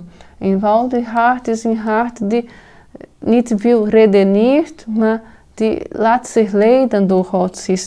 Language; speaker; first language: Dutch; non-native, fluent; Portuguese